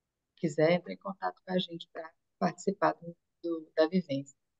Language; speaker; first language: Portuguese; native; Portuguese